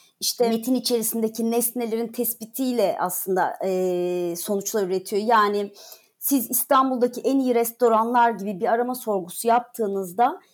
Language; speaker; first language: Turkish; native; Turkish